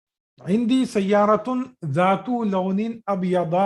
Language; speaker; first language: Arabic; non-native, fluent; Urdu